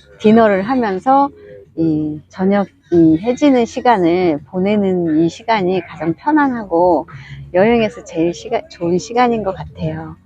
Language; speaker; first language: Korean; native; Korean